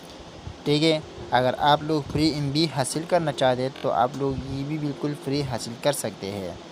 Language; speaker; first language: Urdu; non-native, local second language; Pashto